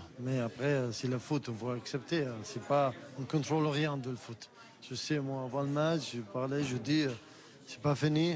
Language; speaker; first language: French; non-native, learner; Arabic